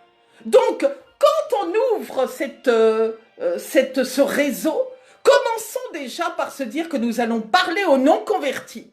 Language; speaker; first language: French; native; French